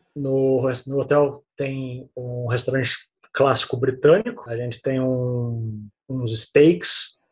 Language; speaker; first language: Portuguese; native; Portuguese